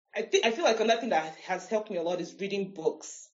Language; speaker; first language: English; non-native, local second language; Igbo